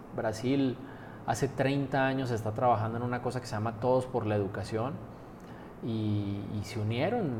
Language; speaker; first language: Spanish; native; Spanish